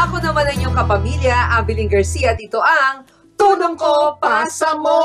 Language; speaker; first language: Filipino; native; Filipino